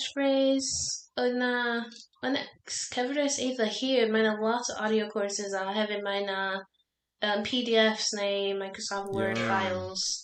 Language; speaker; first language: Welsh; non-native, learner; English